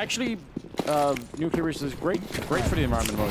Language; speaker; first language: English; native; English